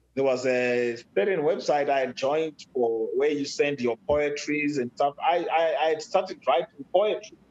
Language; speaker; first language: English; non-native, local second language; Shona